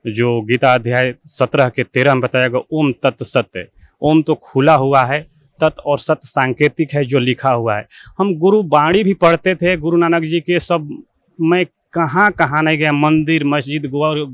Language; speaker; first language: Hindi; native; Hindi